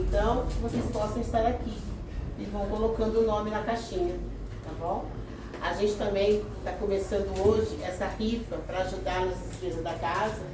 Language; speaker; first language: Portuguese; native; Portuguese